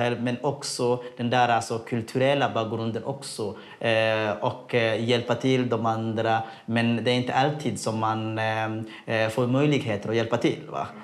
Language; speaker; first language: Swedish; non-native, fluent; Somali